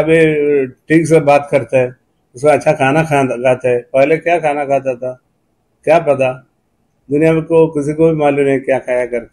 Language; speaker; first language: Hindi; non-native, local second language; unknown